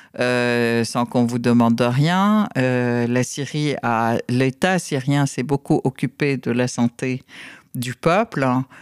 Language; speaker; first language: French; non-native, fluent; Arabic